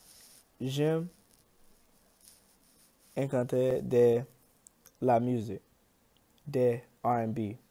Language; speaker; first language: French; non-native, learner; English